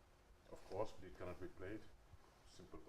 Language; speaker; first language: English; non-native, learner; Wolof